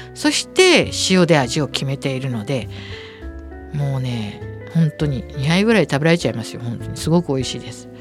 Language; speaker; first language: Japanese; native; Japanese